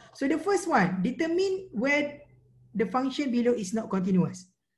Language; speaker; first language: English; non-native, local second language; Malay